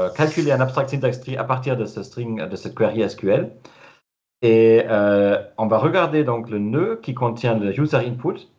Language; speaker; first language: French; non-native, fluent; German